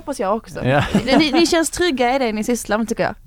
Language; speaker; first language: Swedish; native; Swedish